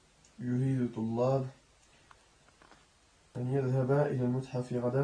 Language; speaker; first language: Arabic; non-native, learner; French